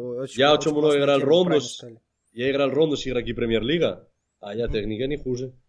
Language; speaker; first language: Russian; non-native, fluent; Spanish